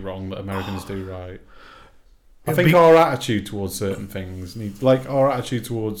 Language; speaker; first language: English; native; English